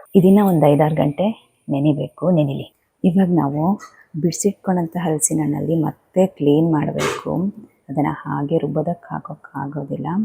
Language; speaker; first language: Kannada; non-native, local second language; Tulu